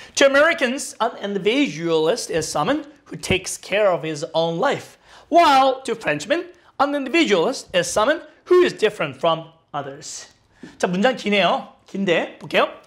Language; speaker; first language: English; non-native, fluent; Korean